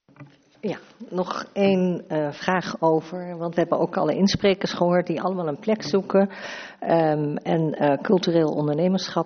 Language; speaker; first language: Dutch; native; Dutch